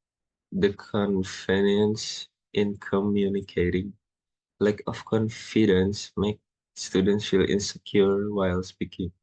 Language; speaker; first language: English; non-native, learner; Indonesian